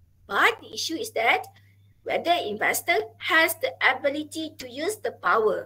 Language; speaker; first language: English; non-native, local second language; Malay